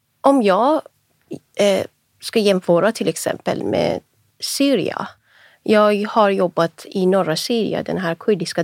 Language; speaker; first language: Swedish; non-native, fluent; Persian